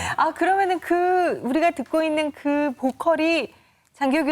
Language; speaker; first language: Korean; native; Korean